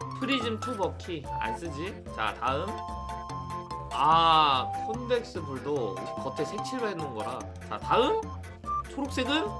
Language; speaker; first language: Korean; native; Korean